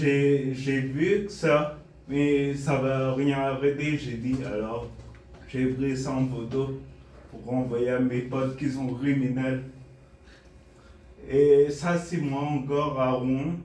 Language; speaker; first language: French; non-native, fluent; Bulgarian